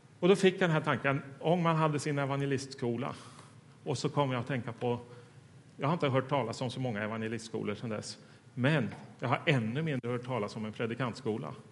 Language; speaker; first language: Swedish; native; Swedish